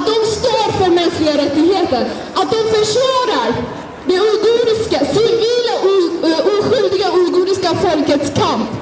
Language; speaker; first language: Swedish; non-native, fluent; Azerbaijani